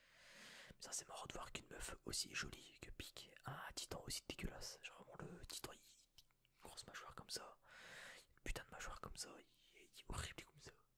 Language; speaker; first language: French; native; French